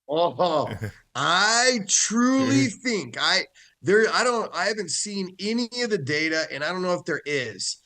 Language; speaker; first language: English; native; English